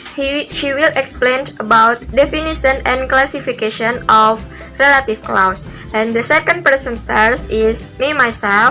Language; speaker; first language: English; non-native, learner; Indonesian